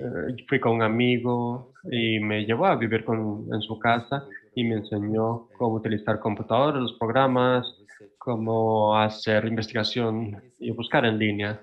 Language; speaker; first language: Spanish; non-native, fluent; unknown